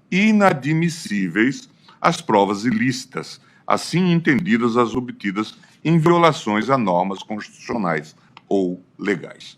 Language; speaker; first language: Portuguese; native; Portuguese